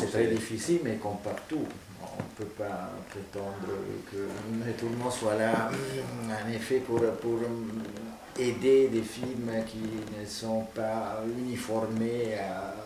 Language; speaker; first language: French; non-native, fluent; Italian